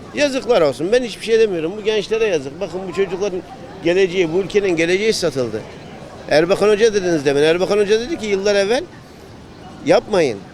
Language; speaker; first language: Turkish; native; Turkish